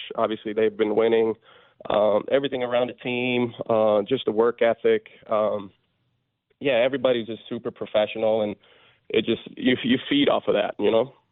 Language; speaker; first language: English; non-native, fluent; Swedish